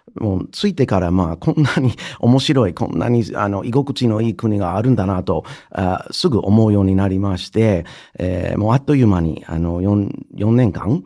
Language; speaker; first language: Japanese; non-native, fluent; English